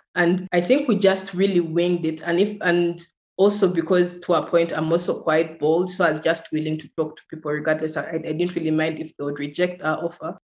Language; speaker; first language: English; non-native, local second language; Ganda